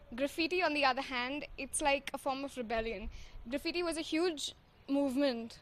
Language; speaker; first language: English; non-native, local second language; Hindi